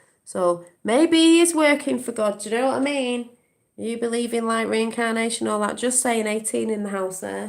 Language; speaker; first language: English; native; English